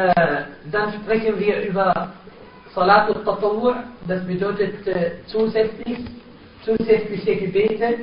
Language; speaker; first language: German; non-native, fluent; Arabic